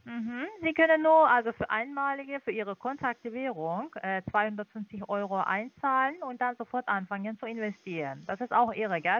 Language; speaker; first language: German; non-native, learner; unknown